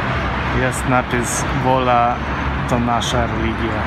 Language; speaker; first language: Polish; non-native, fluent; Ukrainian